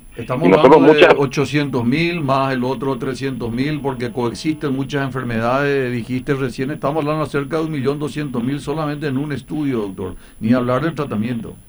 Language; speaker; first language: Spanish; native; Spanish